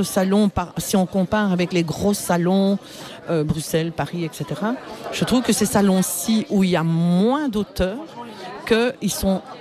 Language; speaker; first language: French; native; French